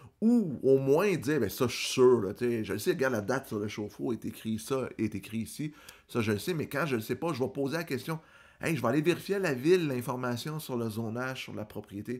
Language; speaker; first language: French; native; French